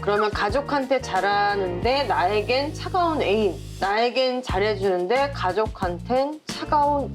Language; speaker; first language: Korean; native; Korean